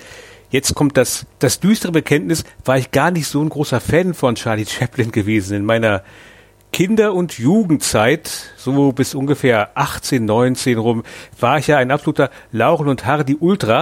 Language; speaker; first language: German; native; German